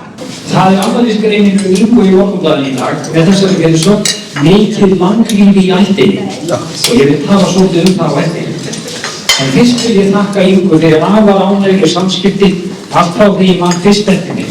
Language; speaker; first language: Icelandic; native; Icelandic